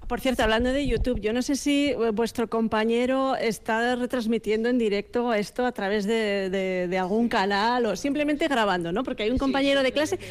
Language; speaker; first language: Spanish; native; Spanish